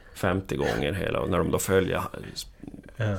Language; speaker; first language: Swedish; native; Swedish